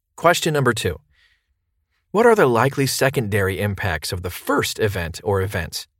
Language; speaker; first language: English; native; English